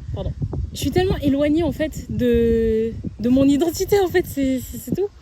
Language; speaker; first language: French; native; French